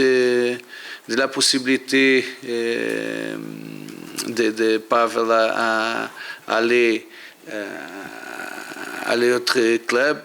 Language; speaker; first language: French; non-native, learner; Portuguese